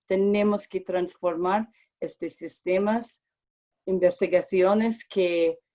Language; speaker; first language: Spanish; non-native, learner; English